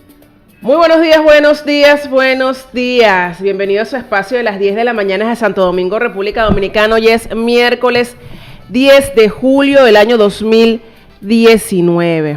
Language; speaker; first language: Spanish; native; Spanish